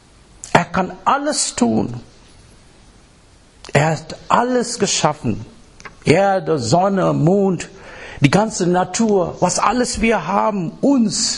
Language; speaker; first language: German; non-native, fluent; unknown